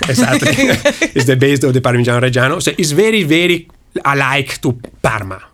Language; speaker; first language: English; non-native, learner; Italian